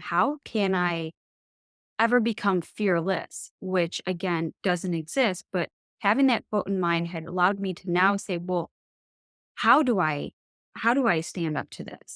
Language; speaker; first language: English; native; English